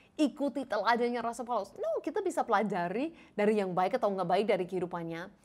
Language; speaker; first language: Indonesian; non-native, fluent; English